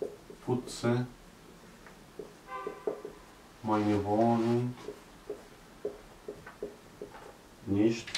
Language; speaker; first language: German; non-native, learner; Arabic